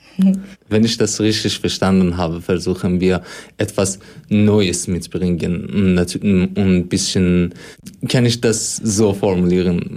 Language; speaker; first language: German; non-native, fluent; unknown